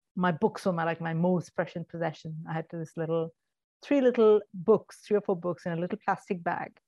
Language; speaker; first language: English; non-native, local second language; Malayalam